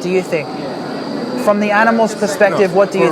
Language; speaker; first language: English; native; English